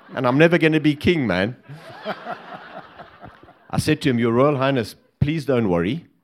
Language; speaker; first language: English; native; English